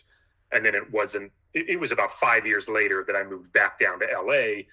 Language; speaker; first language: English; native; English